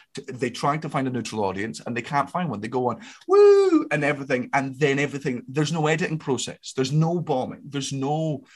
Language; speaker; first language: English; native; English